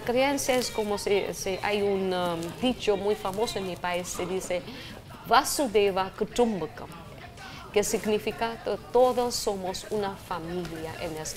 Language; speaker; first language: Spanish; non-native, fluent; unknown